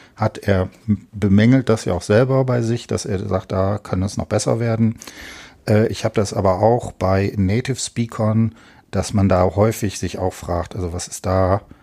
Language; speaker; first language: German; native; German